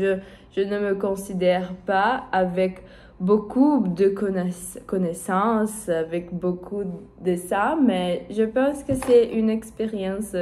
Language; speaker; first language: French; non-native, learner; Portuguese